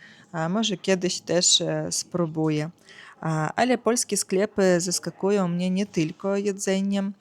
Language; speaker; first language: Polish; non-native, learner; Ukrainian